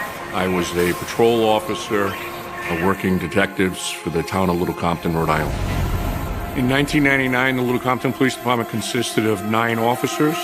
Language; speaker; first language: English; native; English